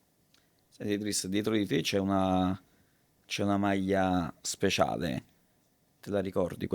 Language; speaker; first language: Italian; native; Italian